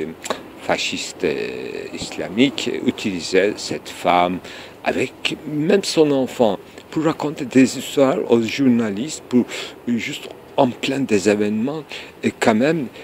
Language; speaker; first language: French; non-native, fluent; Turkish